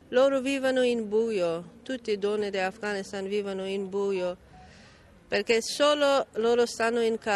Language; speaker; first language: Italian; non-native, learner; Persian